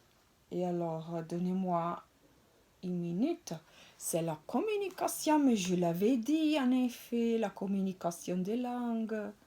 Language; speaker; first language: French; non-native, fluent; Italian